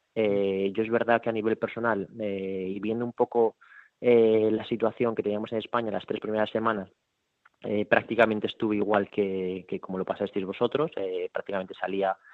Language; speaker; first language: Spanish; native; Spanish